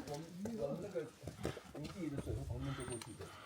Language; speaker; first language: Chinese; native; Chinese